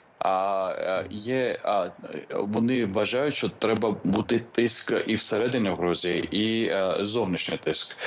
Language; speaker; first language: Ukrainian; non-native, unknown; Georgian